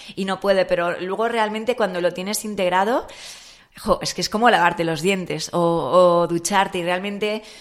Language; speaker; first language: Spanish; native; Spanish